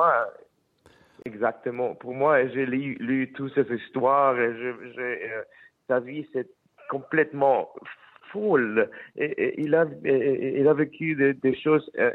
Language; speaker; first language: French; non-native, fluent; Spanish